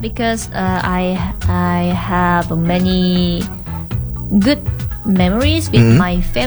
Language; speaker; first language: English; non-native, learner; Korean